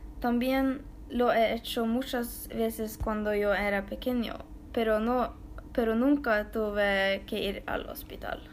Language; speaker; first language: Spanish; non-native, learner; Norwegian